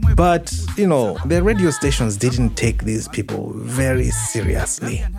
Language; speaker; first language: English; non-native, local second language; Nyanja